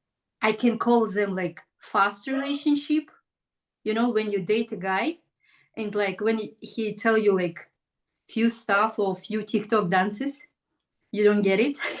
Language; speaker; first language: English; non-native, fluent; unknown